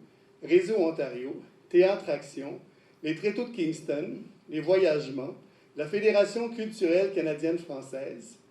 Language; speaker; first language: French; native; French